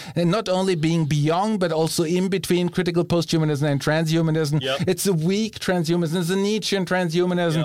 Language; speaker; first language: English; non-native, fluent; German